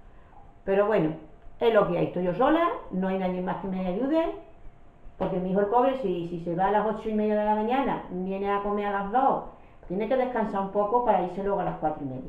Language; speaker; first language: Spanish; native; Spanish